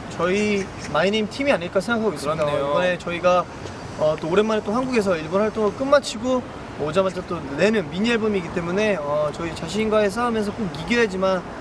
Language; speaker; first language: Korean; native; Korean